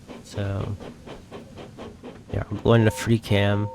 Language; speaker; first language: English; native; English